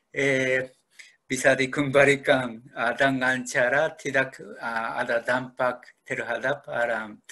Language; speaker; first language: Indonesian; non-native, fluent; Japanese